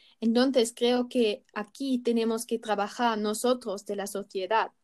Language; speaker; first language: Spanish; non-native, learner; German